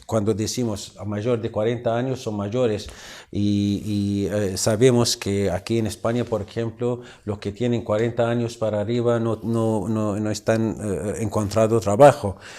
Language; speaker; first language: Spanish; non-native, fluent; Arabic